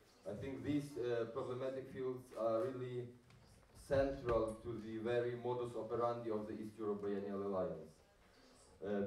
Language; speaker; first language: English; non-native, fluent; Ukrainian